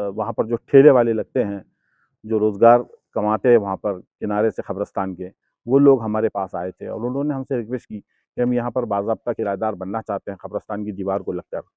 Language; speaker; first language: Hindi; non-native, local second language; Urdu